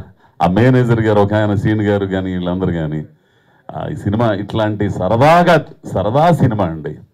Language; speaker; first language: Telugu; native; Telugu